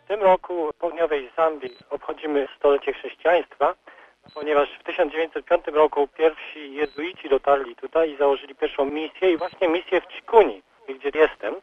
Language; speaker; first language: Polish; native; Polish